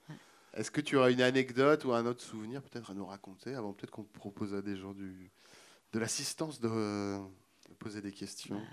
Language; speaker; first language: French; native; French